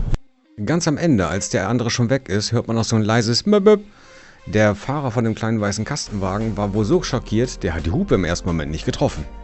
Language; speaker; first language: German; native; German